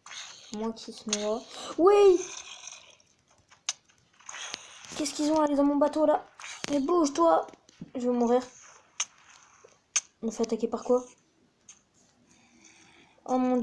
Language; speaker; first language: French; native; French